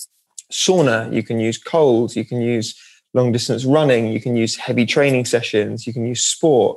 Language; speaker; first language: English; native; English